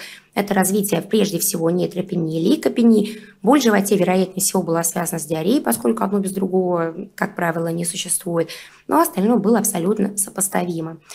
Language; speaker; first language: Russian; native; Russian